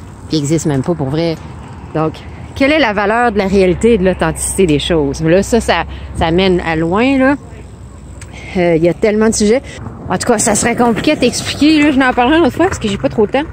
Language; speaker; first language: French; native; French